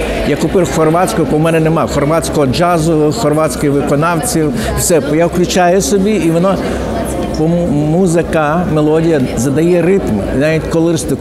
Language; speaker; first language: Ukrainian; native; Ukrainian